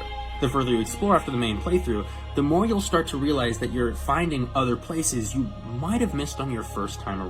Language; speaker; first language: English; native; English